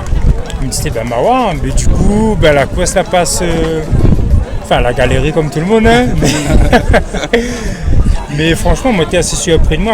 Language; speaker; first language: French; non-native, local second language; Réunion Creole French